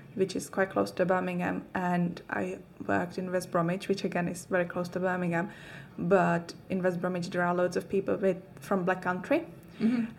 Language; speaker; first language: English; non-native, fluent; Czech